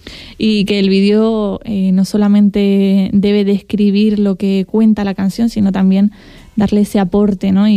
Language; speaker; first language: Spanish; native; Spanish